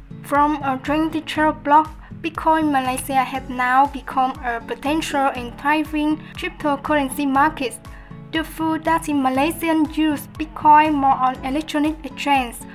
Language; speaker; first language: English; non-native, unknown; Vietnamese